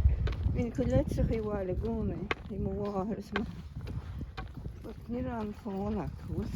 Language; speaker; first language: Irish; native; Irish